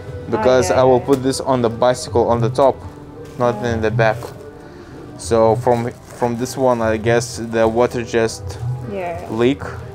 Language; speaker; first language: English; non-native, fluent; Lithuanian